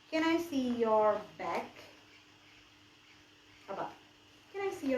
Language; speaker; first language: English; non-native, learner; Indonesian